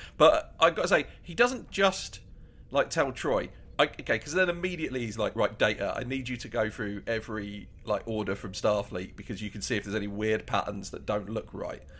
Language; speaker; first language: English; native; English